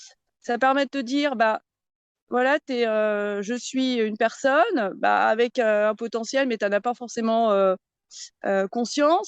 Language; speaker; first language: French; native; French